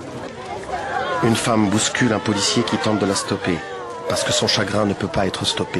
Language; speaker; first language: French; native; French